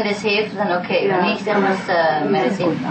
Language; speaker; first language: German; non-native, fluent; Vietnamese